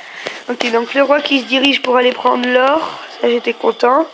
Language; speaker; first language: French; native; French